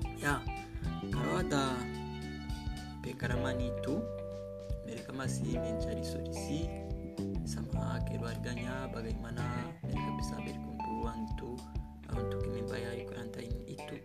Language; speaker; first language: Indonesian; non-native, learner; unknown